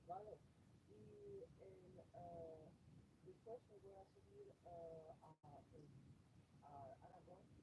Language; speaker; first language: Spanish; non-native, fluent; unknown